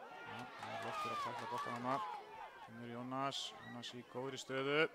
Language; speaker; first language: Icelandic; native; Icelandic